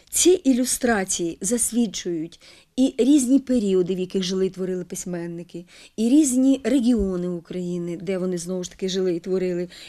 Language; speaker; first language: Ukrainian; native; Ukrainian